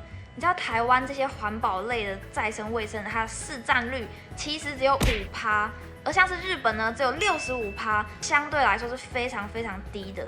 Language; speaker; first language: Chinese; native; Chinese